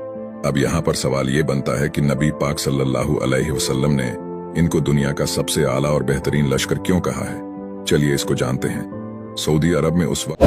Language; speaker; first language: Hindi; native; Hindi